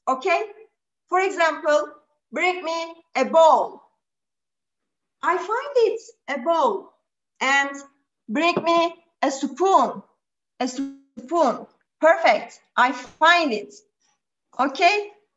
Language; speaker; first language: English; non-native, fluent; Turkish